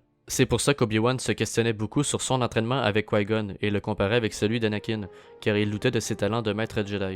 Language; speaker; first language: French; native; French